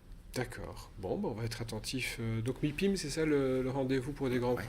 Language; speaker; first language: French; native; French